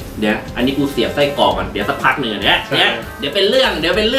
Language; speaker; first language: Thai; native; Thai